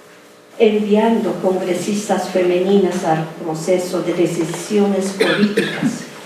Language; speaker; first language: Spanish; non-native, fluent; Japanese